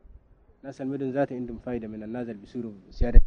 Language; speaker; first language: Arabic; native; Arabic